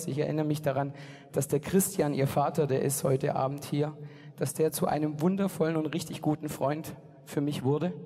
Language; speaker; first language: German; native; German